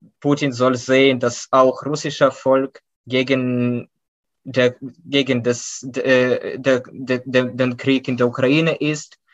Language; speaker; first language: German; non-native, fluent; Ukrainian